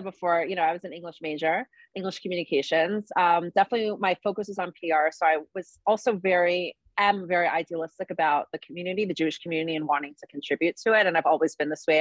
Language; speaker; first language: English; native; English